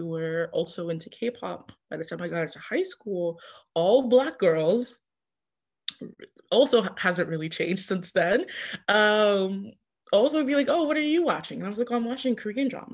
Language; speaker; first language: English; early bilingual, other home language; French